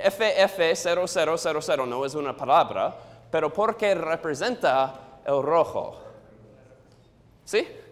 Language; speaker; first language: Spanish; non-native, learner; English